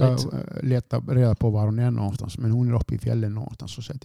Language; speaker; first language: Swedish; non-native, fluent; Icelandic